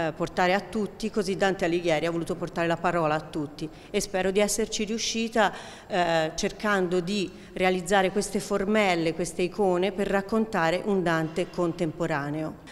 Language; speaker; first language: Italian; native; Italian